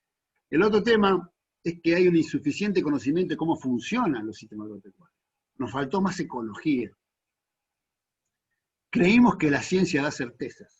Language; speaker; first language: Spanish; native; Spanish